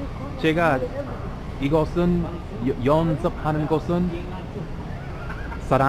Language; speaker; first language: Korean; non-native, learner; English